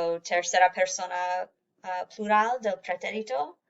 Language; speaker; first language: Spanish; non-native, fluent; English